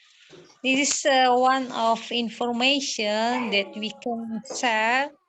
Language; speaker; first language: English; non-native, learner; Indonesian